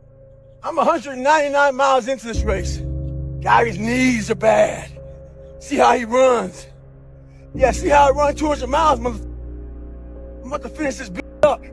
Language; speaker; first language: English; native; English